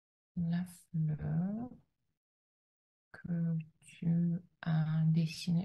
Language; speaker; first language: French; non-native, learner; Russian